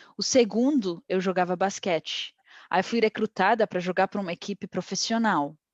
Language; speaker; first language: Portuguese; non-native, fluent; Arabic